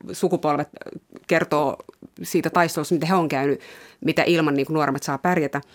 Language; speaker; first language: Finnish; early bilingual, other home language; Somali